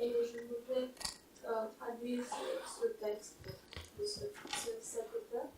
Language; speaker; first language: French; non-native, learner; Marathi